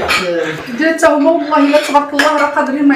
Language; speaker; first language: Arabic; native; Arabic